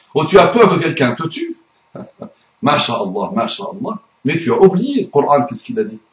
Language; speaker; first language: French; non-native, fluent; Arabic